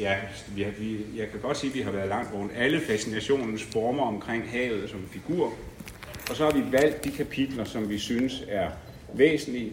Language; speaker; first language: Danish; native; Danish